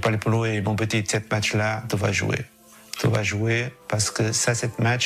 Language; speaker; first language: French; non-native, learner; Portuguese